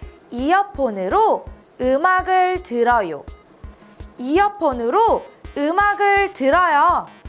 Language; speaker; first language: Korean; native; Korean